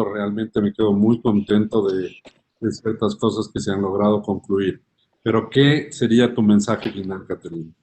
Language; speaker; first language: Spanish; native; Spanish